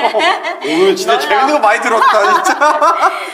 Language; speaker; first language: Korean; non-native, fluent; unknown